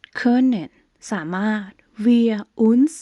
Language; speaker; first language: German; non-native, fluent; Thai